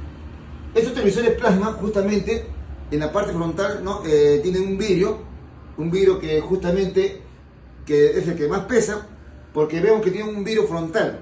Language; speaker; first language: Spanish; native; Spanish